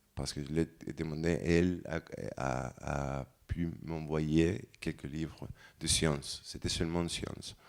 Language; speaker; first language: French; non-native, fluent; Spanish